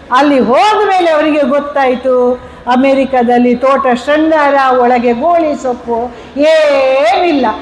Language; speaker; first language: Kannada; non-native, local second language; Konkani